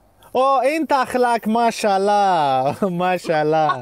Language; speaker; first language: Arabic; non-native, learner; Pashto